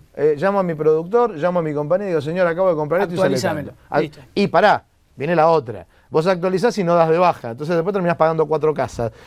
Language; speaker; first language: Spanish; native; Spanish